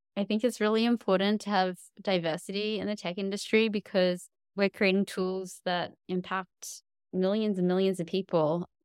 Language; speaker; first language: English; native; English